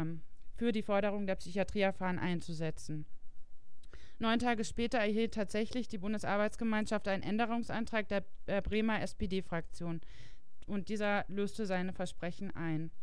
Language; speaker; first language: German; native; German